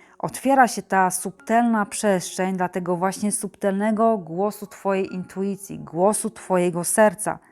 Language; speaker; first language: Polish; native; Polish